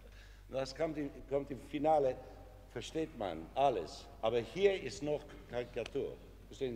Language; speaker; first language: German; non-native, fluent; English